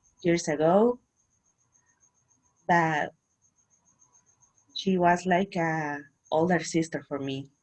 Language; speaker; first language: English; non-native, learner; Spanish